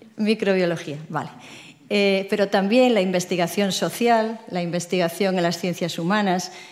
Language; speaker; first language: Spanish; native; Spanish